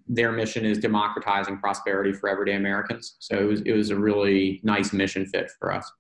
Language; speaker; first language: English; native; English